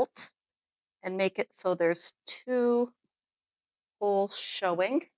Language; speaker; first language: English; native; English